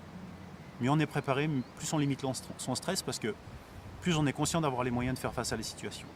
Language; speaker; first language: French; native; French